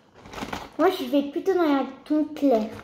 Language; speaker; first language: French; early bilingual, other home language; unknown